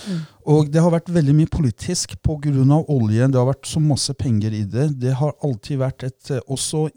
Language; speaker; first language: Norwegian; early bilingual, other home language; Persian